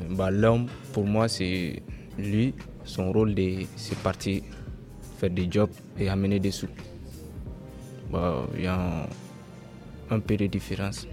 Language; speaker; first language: French; non-native, local second language; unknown